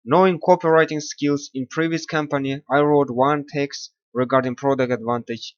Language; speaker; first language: English; non-native, learner; Kazakh